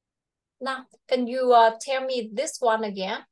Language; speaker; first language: English; non-native, fluent; Vietnamese